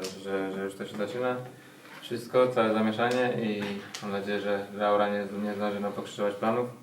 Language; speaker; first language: Polish; native; Polish